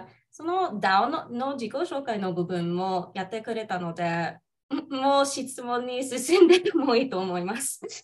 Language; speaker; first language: Japanese; non-native, fluent; English